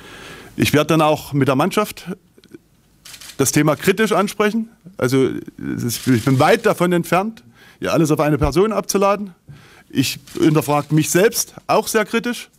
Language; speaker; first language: German; native; German